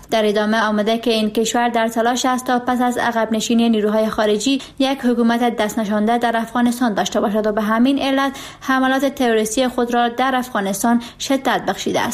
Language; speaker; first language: Persian; native; Persian